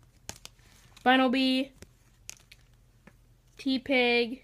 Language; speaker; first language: English; native; English